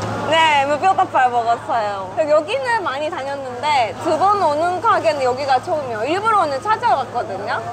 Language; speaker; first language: Korean; non-native, fluent; Japanese